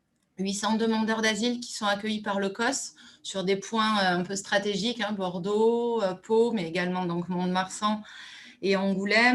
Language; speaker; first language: French; native; French